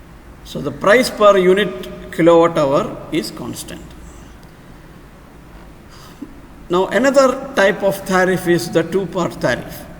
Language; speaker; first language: English; non-native, local second language; Malayalam